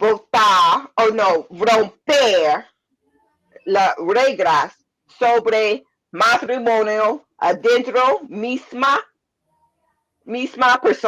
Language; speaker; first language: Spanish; non-native, learner; English